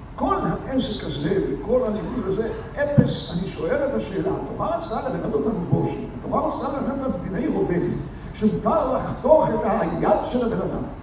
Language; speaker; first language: Hebrew; native; Hebrew